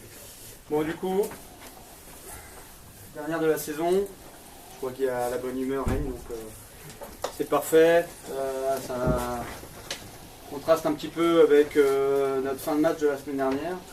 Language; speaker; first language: French; native; French